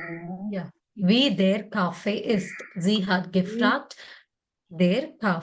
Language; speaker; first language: German; non-native, fluent; Malayalam